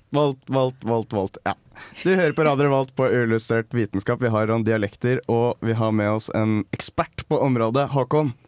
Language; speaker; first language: Norwegian; native; Norwegian